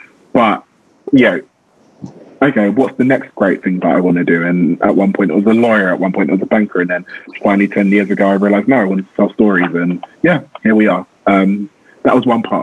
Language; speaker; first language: English; native; English